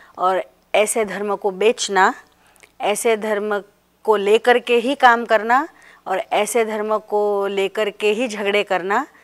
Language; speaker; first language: Hindi; non-native, local second language; Marathi